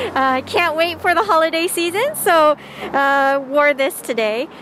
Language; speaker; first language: English; native; English